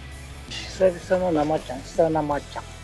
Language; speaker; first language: Japanese; native; Japanese